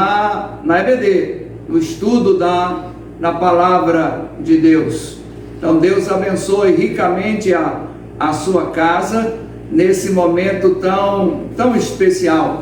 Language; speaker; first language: Portuguese; native; Portuguese